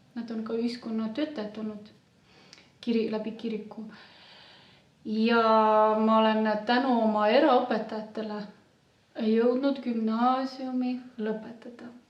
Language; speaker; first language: Estonian; non-native, local second language; Romany